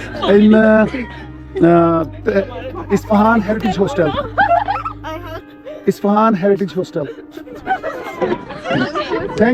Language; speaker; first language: English; non-native, learner; Urdu